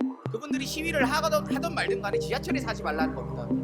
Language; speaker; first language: Korean; native; Korean